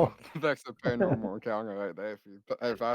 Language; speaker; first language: English; native; English